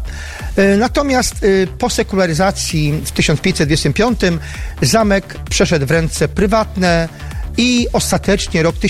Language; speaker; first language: Polish; native; Polish